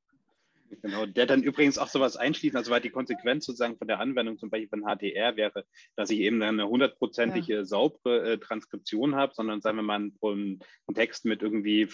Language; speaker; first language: German; native; German